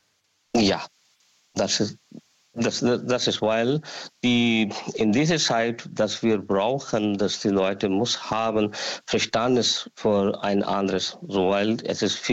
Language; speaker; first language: German; non-native, learner; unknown